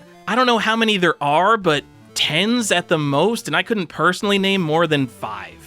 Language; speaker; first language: English; native; English